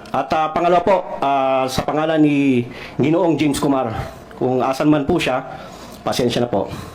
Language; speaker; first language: Filipino; non-native, local second language; Cebuano